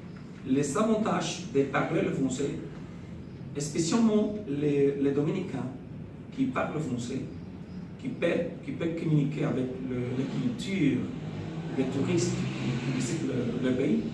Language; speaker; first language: French; non-native, fluent; Spanish